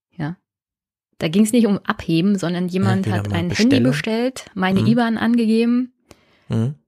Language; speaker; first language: German; native; German